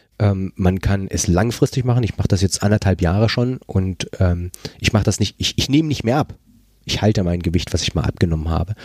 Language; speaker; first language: German; non-native, fluent; Spanish